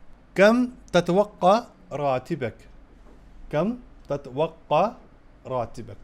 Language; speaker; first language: Arabic; non-native, fluent; Urdu